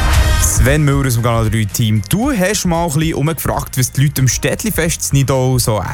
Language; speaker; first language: German; native; German